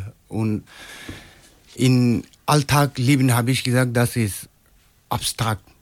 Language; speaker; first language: German; non-native, fluent; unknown